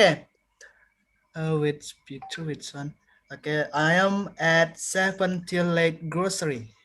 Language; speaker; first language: English; non-native, learner; Indonesian